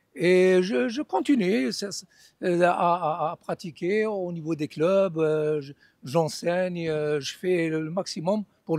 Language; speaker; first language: French; non-native, local second language; Arabic